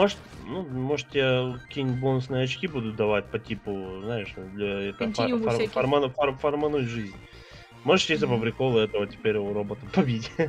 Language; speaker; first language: Russian; native; Russian